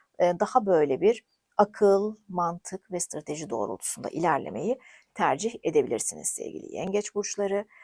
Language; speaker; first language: Turkish; native; Turkish